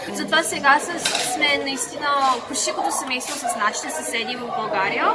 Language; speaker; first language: Bulgarian; early bilingual, other home language; Korean